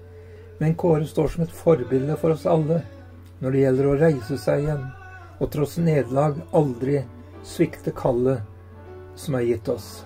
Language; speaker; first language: Norwegian; native; Norwegian